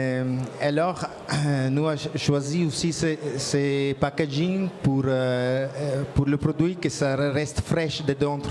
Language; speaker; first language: French; non-native, learner; Italian